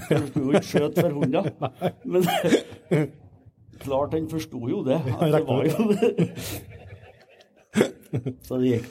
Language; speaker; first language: Norwegian; native; Norwegian